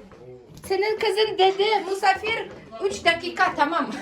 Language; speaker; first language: Turkish; non-native, learner; Russian